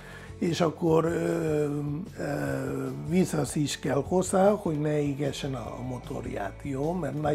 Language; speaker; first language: Hungarian; non-native, fluent; Spanish